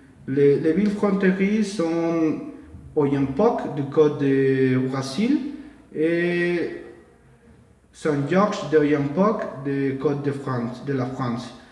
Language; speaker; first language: French; non-native, learner; Portuguese